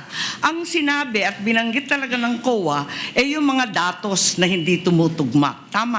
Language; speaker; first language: Filipino; native; Filipino